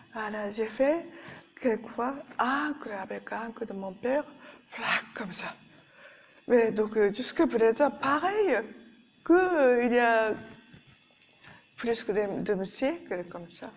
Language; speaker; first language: French; non-native, learner; Japanese